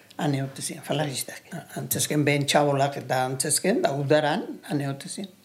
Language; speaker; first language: Basque; native; Basque